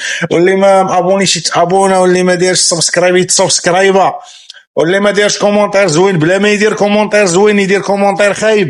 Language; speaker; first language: Arabic; native; Arabic